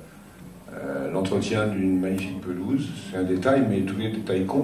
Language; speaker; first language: French; native; French